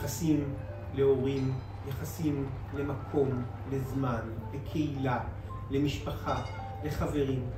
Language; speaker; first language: Hebrew; native; Hebrew